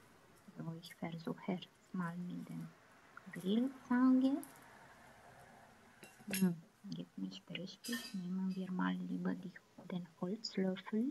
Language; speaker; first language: German; non-native, fluent; Romanian